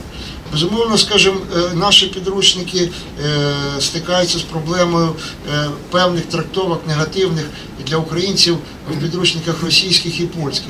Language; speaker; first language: Ukrainian; native; Ukrainian